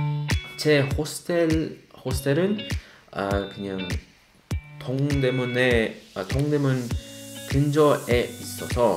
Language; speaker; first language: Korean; non-native, learner; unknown